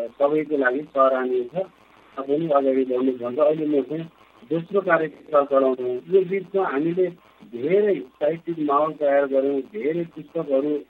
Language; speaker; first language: Nepali; native; Nepali